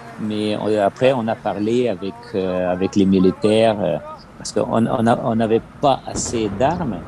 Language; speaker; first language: French; non-native, learner; Ukrainian